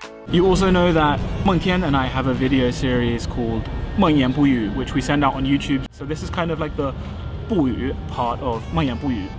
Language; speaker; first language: English; native; English